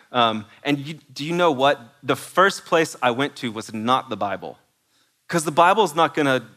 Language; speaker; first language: English; native; English